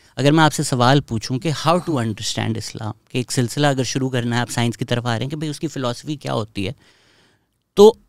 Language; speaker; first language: Urdu; native; Urdu